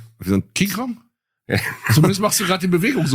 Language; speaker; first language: German; native; German